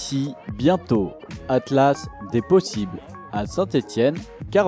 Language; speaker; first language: French; native; French